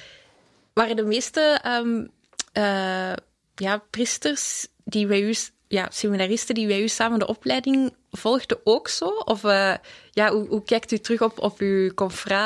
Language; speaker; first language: Dutch; native; Dutch